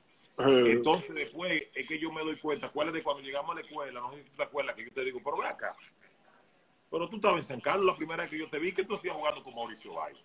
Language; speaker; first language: Spanish; native; Spanish